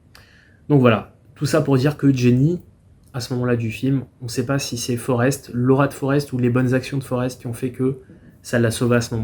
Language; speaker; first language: French; native; French